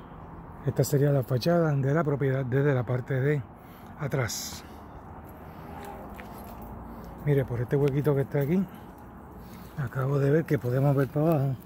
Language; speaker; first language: Spanish; native; Spanish